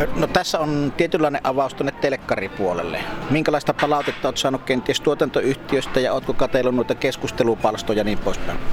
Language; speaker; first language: Finnish; native; Finnish